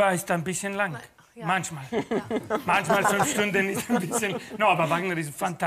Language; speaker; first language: German; non-native, fluent; Spanish